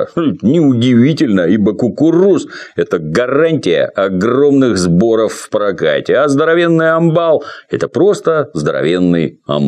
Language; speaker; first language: Russian; native; Russian